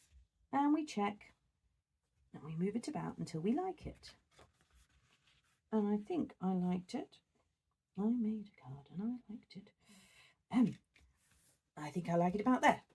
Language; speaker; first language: English; native; English